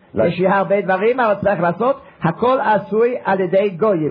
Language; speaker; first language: Hebrew; non-native, fluent; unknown